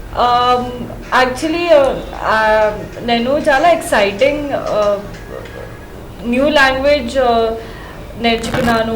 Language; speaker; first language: Telugu; non-native, learner; Hindi